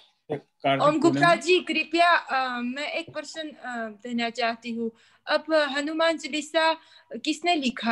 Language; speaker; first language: Hindi; non-native, learner; Armenian